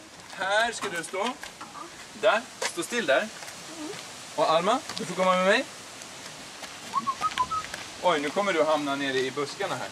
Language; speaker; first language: Swedish; native; Swedish